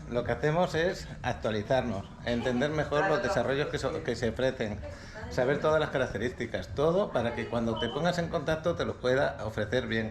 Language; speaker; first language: Spanish; native; Spanish